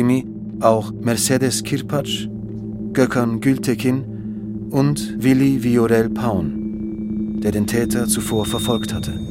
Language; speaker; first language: German; native; German